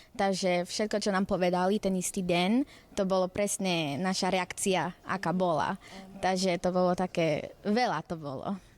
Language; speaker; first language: Slovak; early bilingual, heritage; Slovak